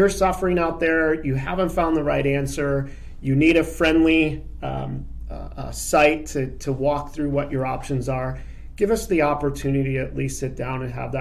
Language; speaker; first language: English; native; English